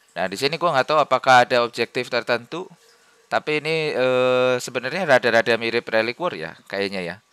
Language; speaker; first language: Indonesian; native; Indonesian